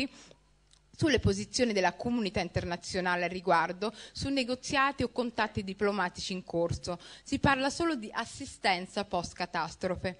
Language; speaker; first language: Italian; early bilingual, other home language; Somali